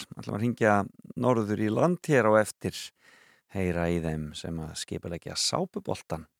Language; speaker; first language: Icelandic; native; Icelandic